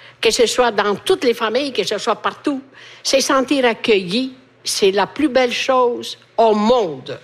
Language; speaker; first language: French; non-native, fluent; Italian